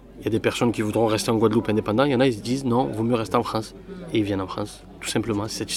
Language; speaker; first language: French; early bilingual, other home language; Arabic